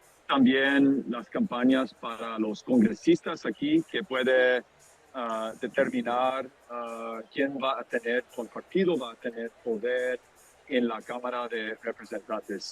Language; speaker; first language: Spanish; non-native, fluent; English